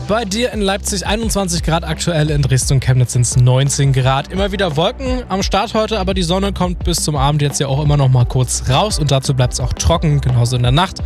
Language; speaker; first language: German; native; German